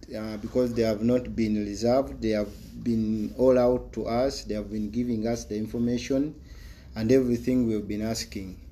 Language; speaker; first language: English; non-native, local second language; Ganda